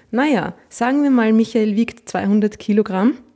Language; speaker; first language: German; native; German